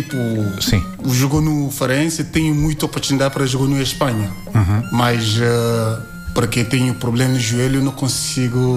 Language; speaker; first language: Portuguese; non-native, learner; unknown